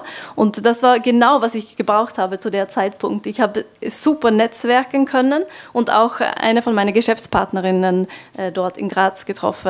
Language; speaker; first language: German; non-native, fluent; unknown